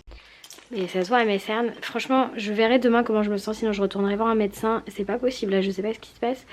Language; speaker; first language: French; native; French